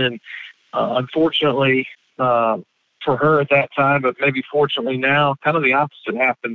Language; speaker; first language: English; native; English